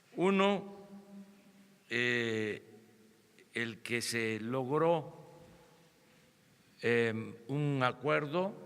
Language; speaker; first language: Spanish; native; Spanish